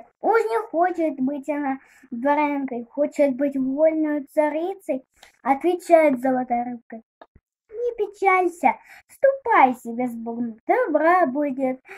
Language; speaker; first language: Russian; native; Russian